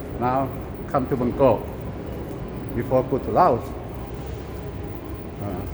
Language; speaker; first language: English; non-native, learner; Lao